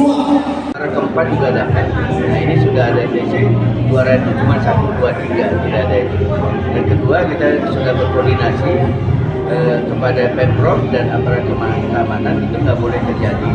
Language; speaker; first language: Indonesian; native; Indonesian